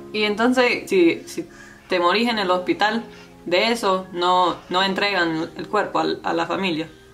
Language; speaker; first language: Spanish; non-native, fluent; English